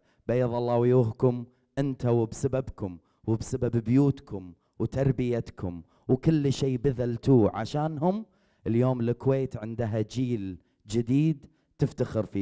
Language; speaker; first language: Arabic; native; Arabic